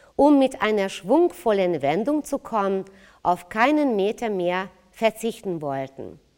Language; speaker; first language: German; non-native, fluent; Hungarian